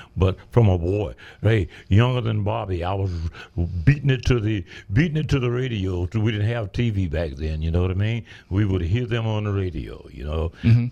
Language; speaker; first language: English; native; English